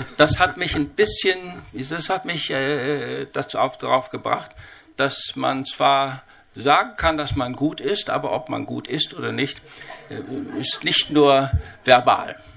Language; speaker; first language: German; early bilingual, heritage; Chinese